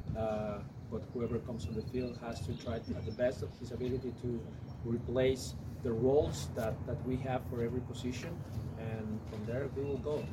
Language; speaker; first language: English; non-native, fluent; Spanish